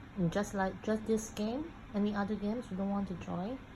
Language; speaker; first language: English; non-native, local second language; Cantonese